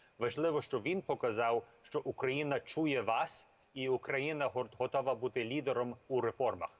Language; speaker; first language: Ukrainian; early bilingual, heritage; English